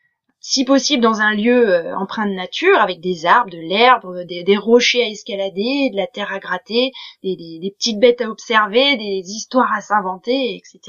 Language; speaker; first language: French; native; French